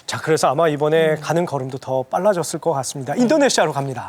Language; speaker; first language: Korean; native; Korean